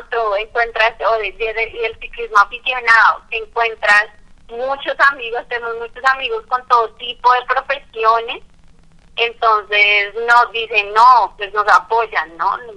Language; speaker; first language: Spanish; native; Spanish